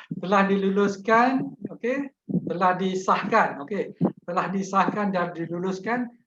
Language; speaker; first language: Malay; native; Malay